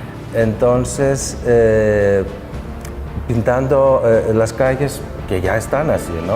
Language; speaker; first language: Spanish; non-native, fluent; Greek